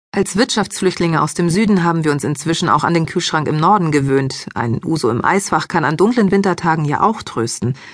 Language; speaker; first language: German; early bilingual, other home language; Greek